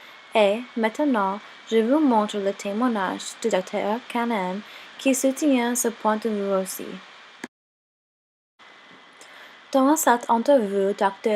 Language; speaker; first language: French; non-native, learner; English